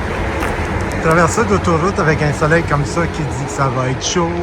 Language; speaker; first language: French; native; French